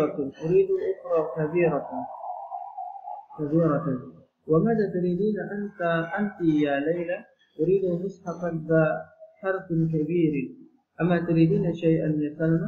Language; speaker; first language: Arabic; non-native, fluent; Indonesian